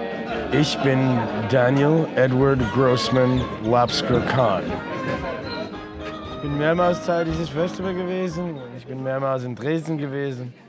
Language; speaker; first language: German; non-native, fluent; English